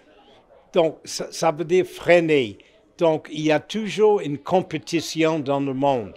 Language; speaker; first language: French; non-native, fluent; English